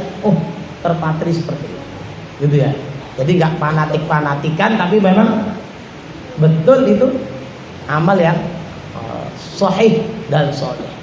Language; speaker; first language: Indonesian; native; Indonesian